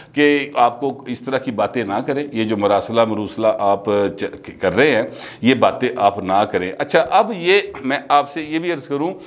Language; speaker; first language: Urdu; non-native, local second language; Punjabi